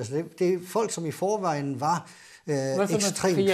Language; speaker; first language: Danish; native; Danish